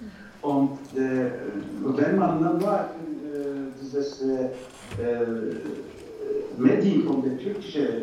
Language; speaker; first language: German; non-native, learner; Turkish